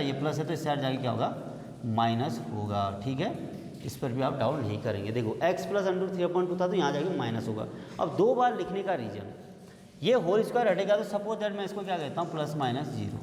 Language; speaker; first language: Hindi; native; Hindi